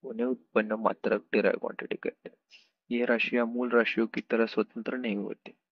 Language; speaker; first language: Hindi; non-native, local second language; Marathi